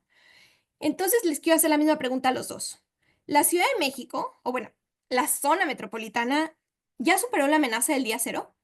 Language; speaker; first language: Spanish; native; Spanish